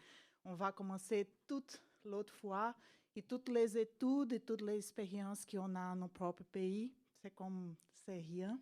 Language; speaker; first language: French; non-native, fluent; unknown